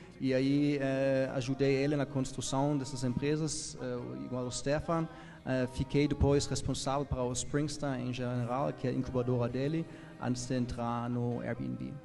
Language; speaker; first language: Portuguese; non-native, fluent; German